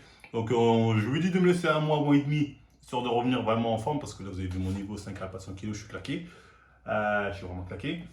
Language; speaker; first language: French; native; French